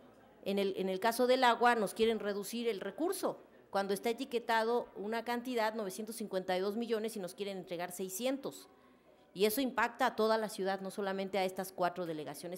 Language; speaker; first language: Spanish; native; Spanish